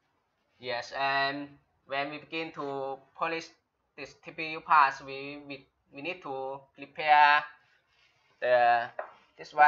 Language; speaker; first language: English; non-native, learner; Chinese